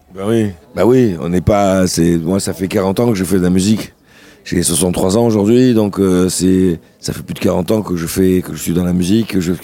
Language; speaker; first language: French; native; French